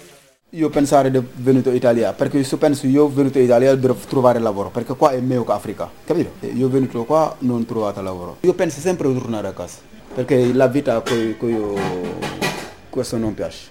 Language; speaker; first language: Italian; non-native, learner; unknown